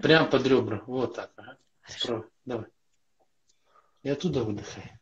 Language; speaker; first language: Russian; native; Russian